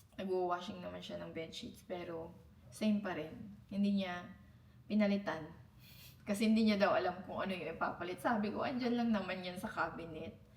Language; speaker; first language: Filipino; non-native, local second language; Cebuano